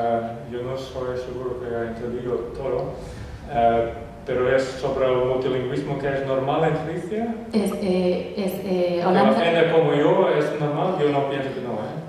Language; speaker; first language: Spanish; non-native, fluent; Western Frisian